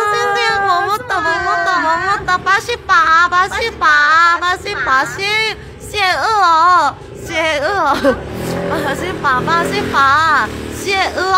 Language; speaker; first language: Chinese; non-native, learner; Korean